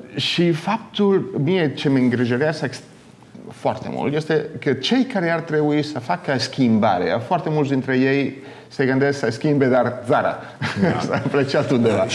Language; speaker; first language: Romanian; non-native, fluent; Spanish